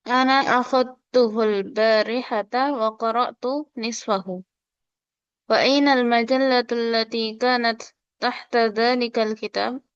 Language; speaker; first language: Arabic; non-native, fluent; Indonesian